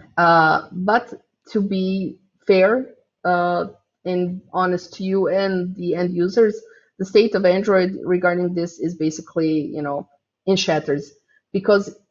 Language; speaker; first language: English; non-native, fluent; Croatian